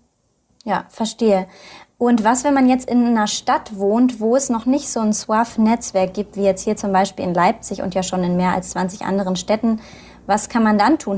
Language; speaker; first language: German; native; German